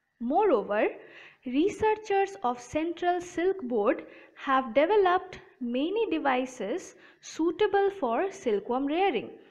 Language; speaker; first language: English; non-native, local second language; Bangla